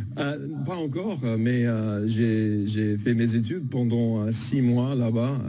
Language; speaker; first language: French; non-native, learner; English